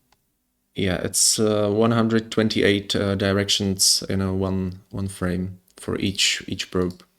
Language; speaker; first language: English; non-native, fluent; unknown